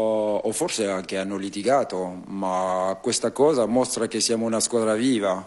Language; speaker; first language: Italian; non-native, fluent; French